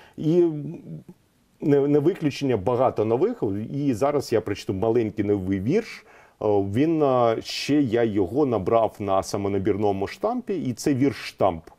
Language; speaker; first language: Ukrainian; non-native, local second language; Russian